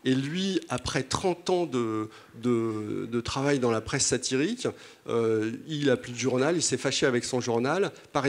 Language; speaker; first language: French; native; French